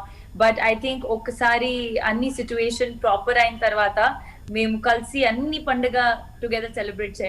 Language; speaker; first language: Telugu; non-native, local second language; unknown